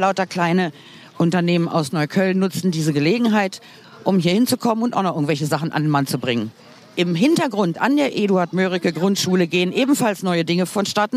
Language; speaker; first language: German; native; German